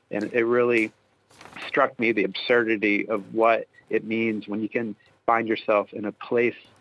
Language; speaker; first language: English; native; English